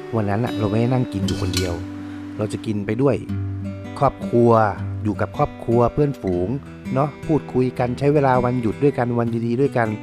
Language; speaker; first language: Thai; native; Thai